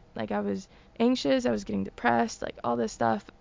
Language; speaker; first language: English; early bilingual, other home language; Spanish